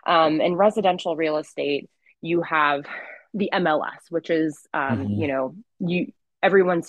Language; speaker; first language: English; native; English